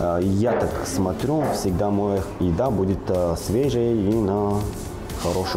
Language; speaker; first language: Russian; non-native, learner; Bulgarian